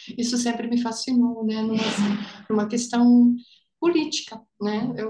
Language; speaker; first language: Portuguese; non-native, fluent; German